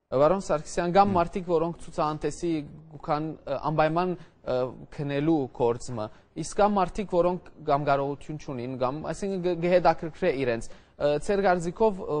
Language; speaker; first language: Armenian; early bilingual, heritage; Armenian